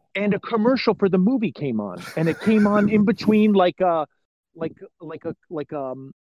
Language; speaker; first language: English; native; English